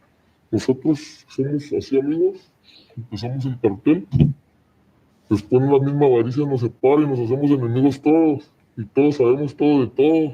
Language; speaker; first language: Spanish; native; Spanish